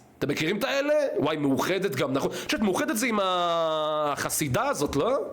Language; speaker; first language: Hebrew; early bilingual, other home language; Russian